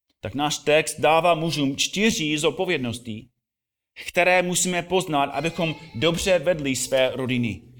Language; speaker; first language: Czech; non-native, fluent; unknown